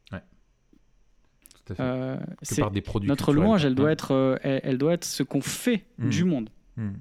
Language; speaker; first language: French; native; French